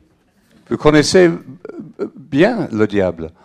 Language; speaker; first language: French; non-native, fluent; English